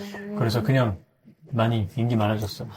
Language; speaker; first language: Korean; non-native, fluent; French